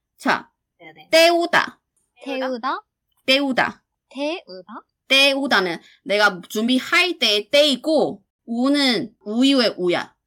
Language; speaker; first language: Korean; non-native, fluent; Chinese